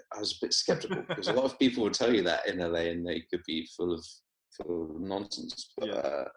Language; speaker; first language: English; native; English